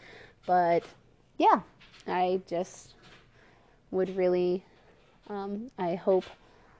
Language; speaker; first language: English; native; English